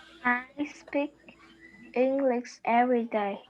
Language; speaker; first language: English; non-native, learner; Vietnamese